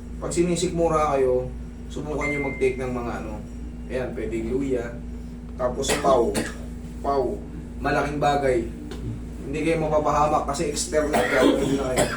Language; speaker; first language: Filipino; non-native, local second language; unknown